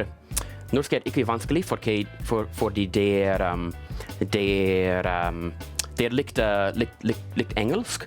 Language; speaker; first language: Norwegian; non-native, learner; English